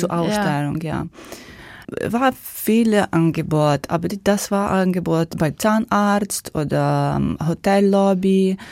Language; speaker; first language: German; non-native, learner; Ukrainian